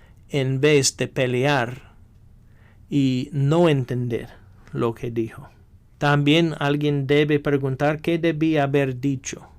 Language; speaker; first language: Spanish; non-native, fluent; English